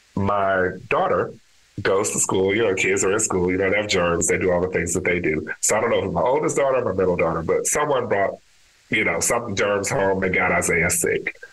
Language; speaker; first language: English; native; English